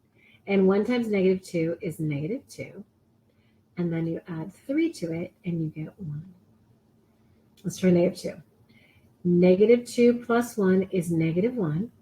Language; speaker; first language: English; native; English